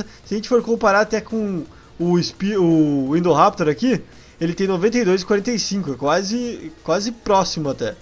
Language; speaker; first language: Portuguese; native; Portuguese